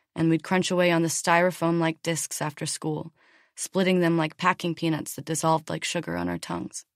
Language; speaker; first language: English; native; English